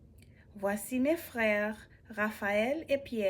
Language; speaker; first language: French; non-native, learner; English